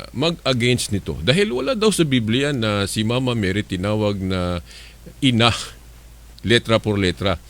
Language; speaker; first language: Filipino; non-native, fluent; Cebuano